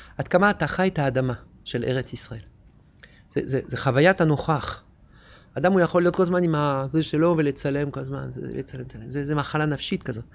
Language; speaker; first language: Hebrew; non-native, fluent; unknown